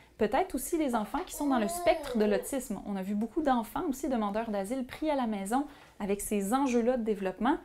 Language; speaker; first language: French; native; French